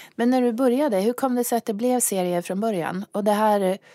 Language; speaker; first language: Swedish; native; Swedish